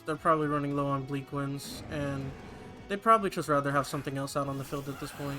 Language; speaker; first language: English; native; English